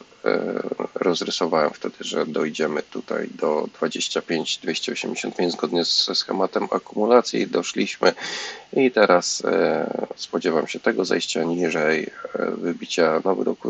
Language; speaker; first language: Polish; native; Polish